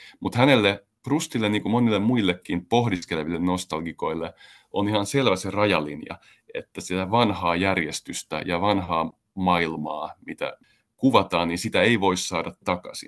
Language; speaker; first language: Finnish; native; Finnish